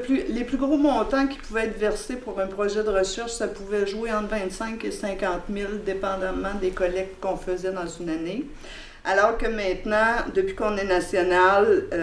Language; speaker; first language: French; native; French